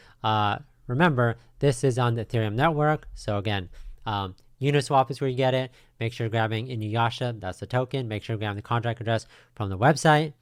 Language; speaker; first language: English; native; English